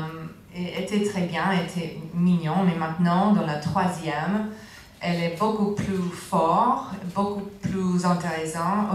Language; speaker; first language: French; non-native, fluent; English